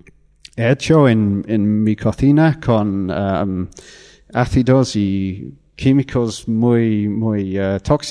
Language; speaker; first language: Spanish; non-native, fluent; English